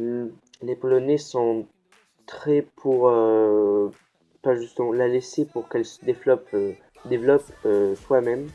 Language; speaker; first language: French; early bilingual, heritage; French